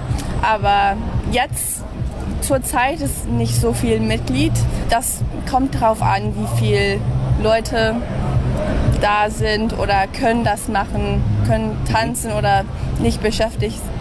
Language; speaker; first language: German; early bilingual, heritage; English